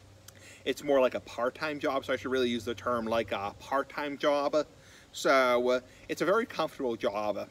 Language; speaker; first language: English; native; English